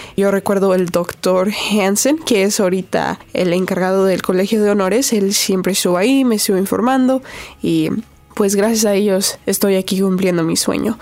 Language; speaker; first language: Spanish; native; Spanish